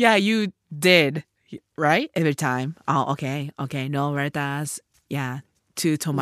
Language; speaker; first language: English; non-native, learner; Japanese